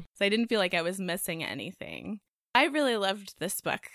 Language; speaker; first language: English; native; English